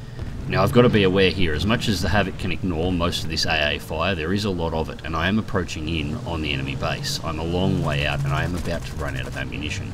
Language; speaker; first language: English; native; English